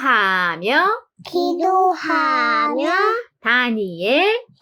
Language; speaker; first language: Korean; native; Korean